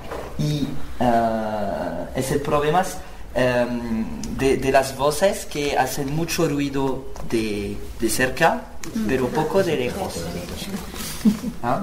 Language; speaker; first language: Spanish; non-native, learner; French